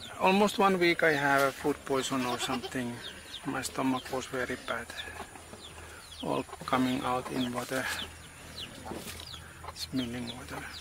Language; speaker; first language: English; non-native, learner; Finnish